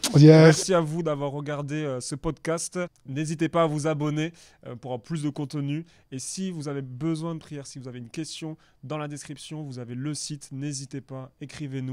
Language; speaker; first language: French; native; French